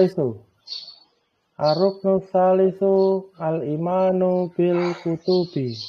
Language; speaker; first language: Arabic; non-native, learner; Indonesian